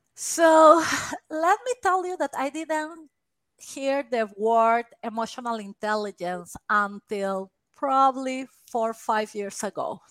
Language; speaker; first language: English; non-native, fluent; Spanish